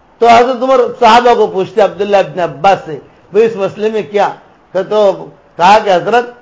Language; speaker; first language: Urdu; non-native, local second language; Gujarati